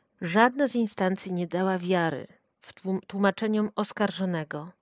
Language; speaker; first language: Polish; native; Polish